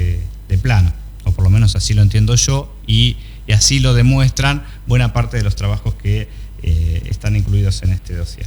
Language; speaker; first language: Spanish; native; Spanish